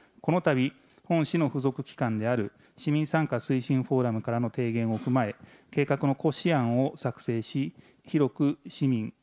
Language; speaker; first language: Japanese; native; Japanese